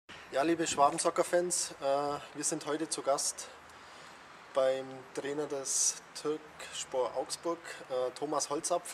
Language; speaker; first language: German; native; German